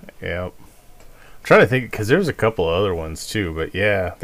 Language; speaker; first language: English; native; English